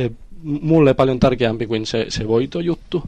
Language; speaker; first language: Finnish; non-native, fluent; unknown